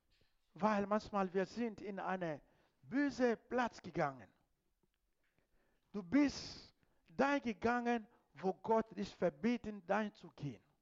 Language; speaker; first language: German; non-native, fluent; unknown